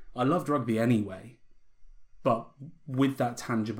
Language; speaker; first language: English; native; English